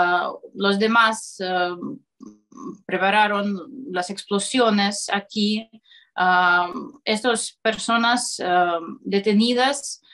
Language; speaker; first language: Spanish; non-native, fluent; Russian